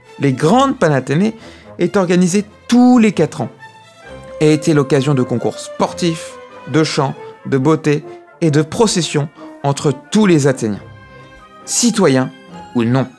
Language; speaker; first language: French; native; French